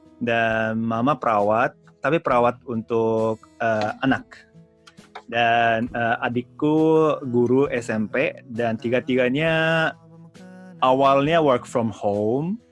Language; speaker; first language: Indonesian; non-native, fluent; Japanese